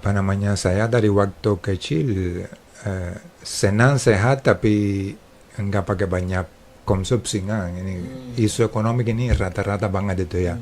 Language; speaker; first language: Indonesian; non-native, fluent; Spanish